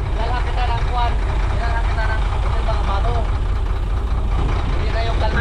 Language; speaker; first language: Filipino; non-native, local second language; Cebuano